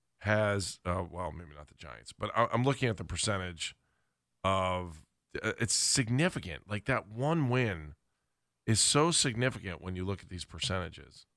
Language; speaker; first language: English; native; English